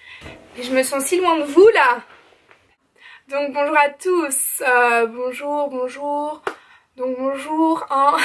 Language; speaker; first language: French; native; French